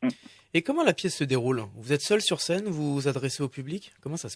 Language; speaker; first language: French; native; French